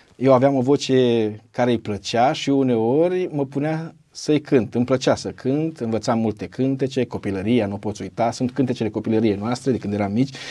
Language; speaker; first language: Romanian; native; Romanian